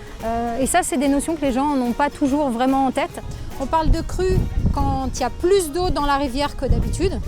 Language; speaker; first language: French; native; French